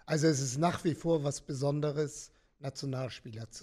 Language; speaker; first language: German; native; German